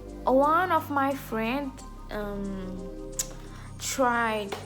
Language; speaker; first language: English; non-native, learner; Haitian Creole